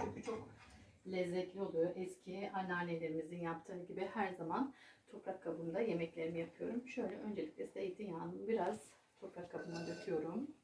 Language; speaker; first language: Turkish; native; Turkish